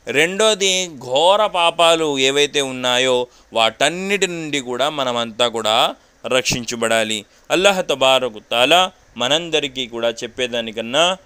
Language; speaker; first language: Telugu; non-native, local second language; Urdu